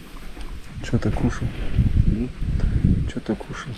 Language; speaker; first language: Russian; non-native, local second language; Uzbek